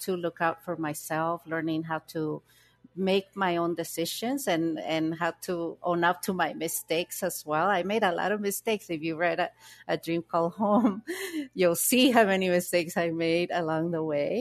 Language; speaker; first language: English; early bilingual, other home language; Spanish